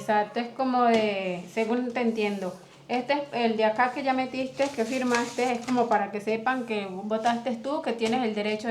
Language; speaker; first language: Spanish; native; Spanish